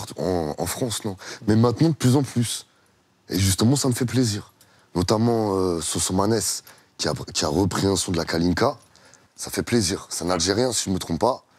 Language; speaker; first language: French; early bilingual, other home language; Russian